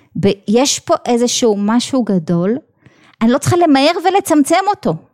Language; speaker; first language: Hebrew; native; Hebrew